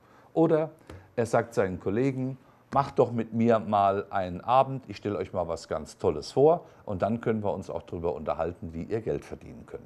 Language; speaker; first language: German; native; German